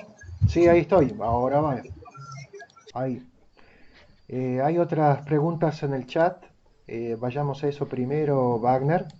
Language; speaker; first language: Spanish; native; Spanish